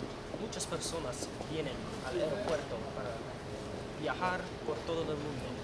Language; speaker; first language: Spanish; non-native, learner; English